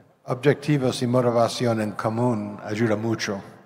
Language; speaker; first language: Spanish; non-native, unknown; English